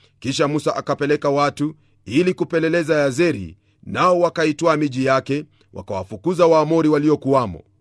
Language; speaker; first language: Swahili; non-native, local second language; Luyia